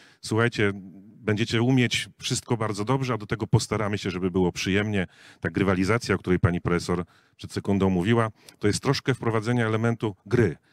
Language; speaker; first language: Polish; native; Polish